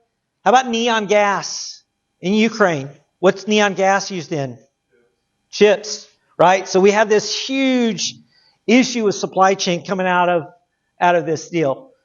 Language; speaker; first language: English; native; English